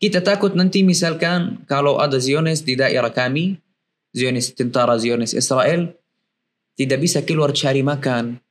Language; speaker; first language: Indonesian; non-native, learner; Arabic